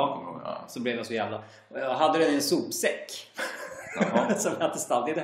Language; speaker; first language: Swedish; native; Swedish